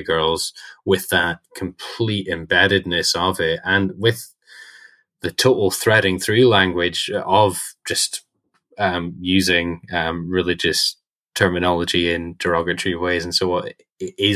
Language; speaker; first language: English; native; English